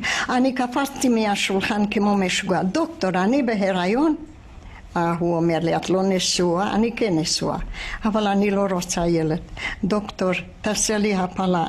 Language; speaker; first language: Hebrew; non-native, fluent; Hungarian